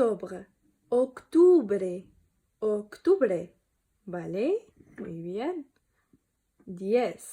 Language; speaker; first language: Spanish; non-native, learner; Arabic